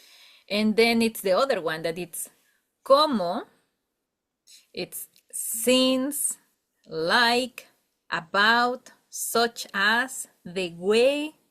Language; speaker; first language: English; non-native, learner; Spanish